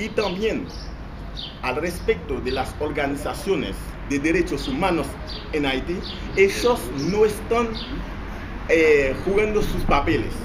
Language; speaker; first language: Spanish; non-native, fluent; Haitian Creole